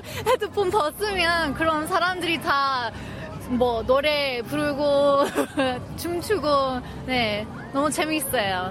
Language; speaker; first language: Korean; non-native, fluent; English